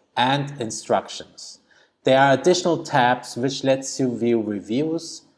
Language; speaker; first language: English; early bilingual, other home language; Thai